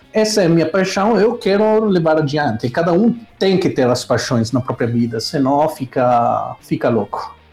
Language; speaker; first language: Portuguese; non-native, fluent; Italian